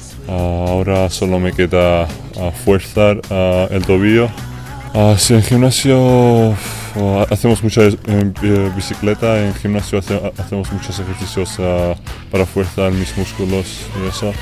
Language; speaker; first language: Spanish; non-native, fluent; Georgian